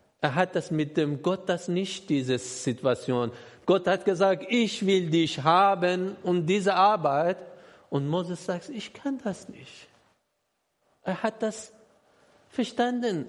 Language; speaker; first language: German; non-native, learner; Persian